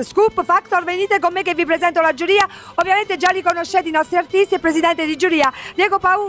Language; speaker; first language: Italian; native; Italian